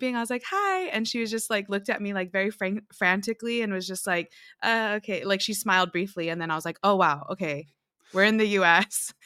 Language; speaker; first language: English; early bilingual, other home language; Filipino